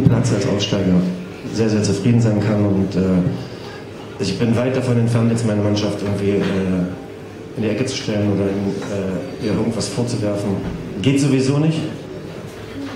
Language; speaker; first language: German; native; German